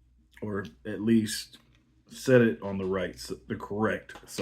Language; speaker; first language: English; native; English